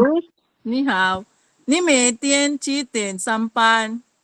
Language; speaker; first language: Chinese; non-native, learner; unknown